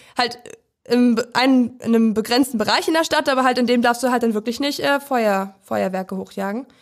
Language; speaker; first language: German; native; German